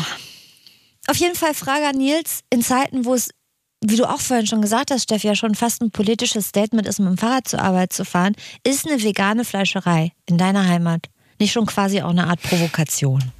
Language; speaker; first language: German; native; German